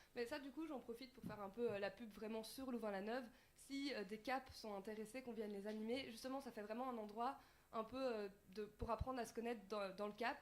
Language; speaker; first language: French; native; French